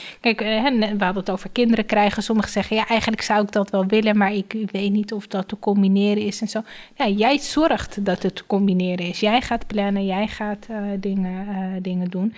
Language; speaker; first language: Dutch; native; Dutch